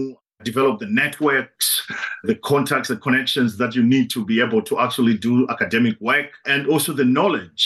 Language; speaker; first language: English; non-native, local second language; Shona